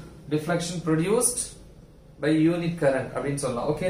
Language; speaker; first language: English; non-native, local second language; Tamil